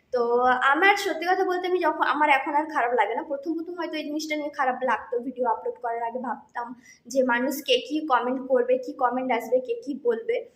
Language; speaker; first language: Bangla; non-native, local second language; Santali